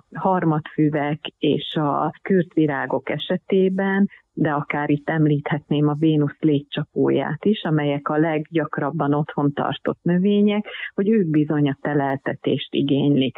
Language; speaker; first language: Hungarian; native; Hungarian